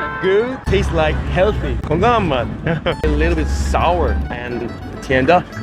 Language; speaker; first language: English; non-native, learner; Korean